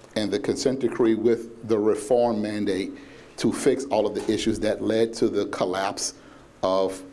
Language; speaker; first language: English; native; English